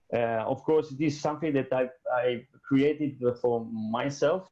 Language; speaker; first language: English; non-native, fluent; Italian